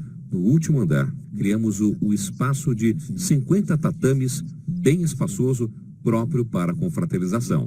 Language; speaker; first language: Portuguese; native; Portuguese